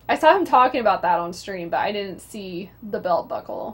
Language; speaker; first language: English; native; English